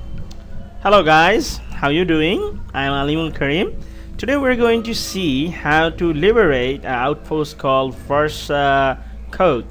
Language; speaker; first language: English; non-native, fluent; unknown